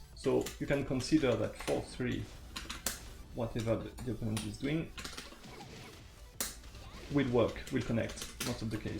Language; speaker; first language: English; non-native, fluent; French